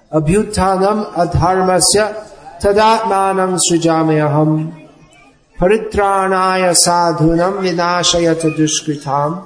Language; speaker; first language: Bangla; non-native, fluent; English